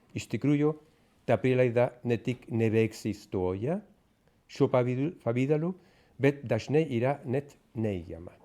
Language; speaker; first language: Lithuanian; non-native, fluent; Spanish